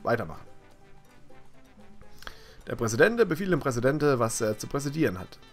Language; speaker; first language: German; native; German